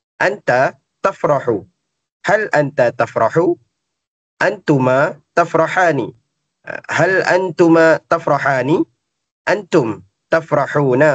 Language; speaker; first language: Arabic; non-native, learner; Malay